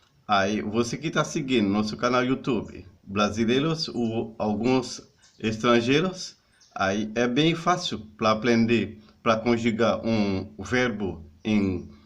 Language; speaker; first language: Portuguese; non-native, learner; Haitian Creole